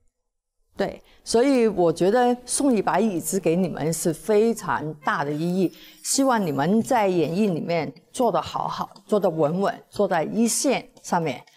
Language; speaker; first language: Chinese; non-native, local second language; Cantonese